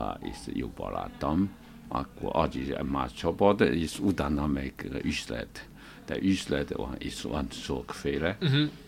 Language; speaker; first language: Hungarian; non-native, learner; Chinese